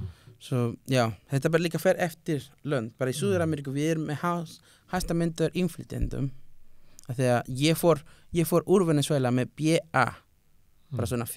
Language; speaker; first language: Icelandic; non-native, learner; Spanish